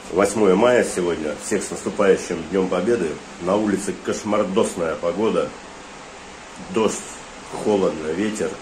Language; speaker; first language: Russian; native; Russian